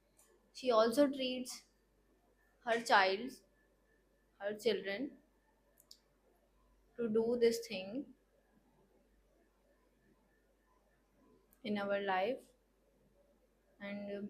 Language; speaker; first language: English; non-native, learner; Urdu